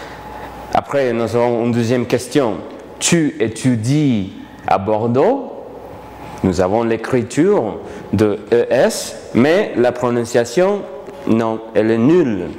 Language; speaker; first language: French; non-native, fluent; Spanish